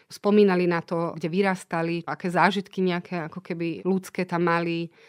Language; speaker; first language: Slovak; native; Slovak